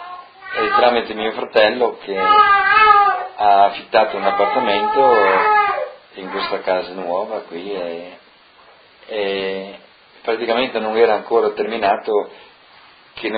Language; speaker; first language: Italian; non-native, local second language; Friulian